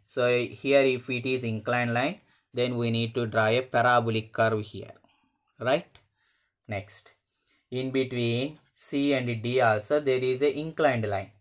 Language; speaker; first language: English; non-native, local second language; Telugu